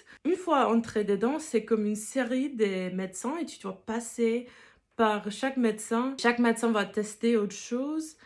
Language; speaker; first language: French; non-native, fluent; English